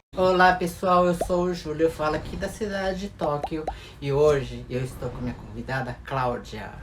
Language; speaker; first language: Portuguese; native; Portuguese